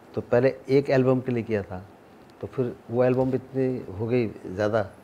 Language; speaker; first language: Hindi; native; Hindi